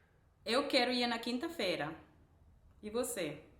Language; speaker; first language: Portuguese; non-native, fluent; English